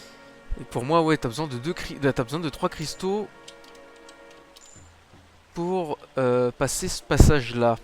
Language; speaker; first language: French; native; French